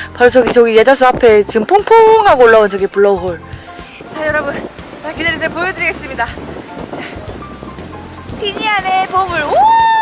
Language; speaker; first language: Korean; native; Korean